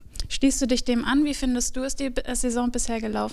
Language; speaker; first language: German; native; German